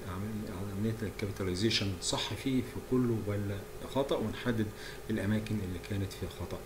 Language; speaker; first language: Arabic; native; Arabic